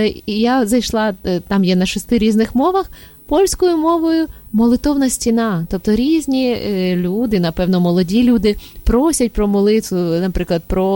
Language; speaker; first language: Ukrainian; native; Ukrainian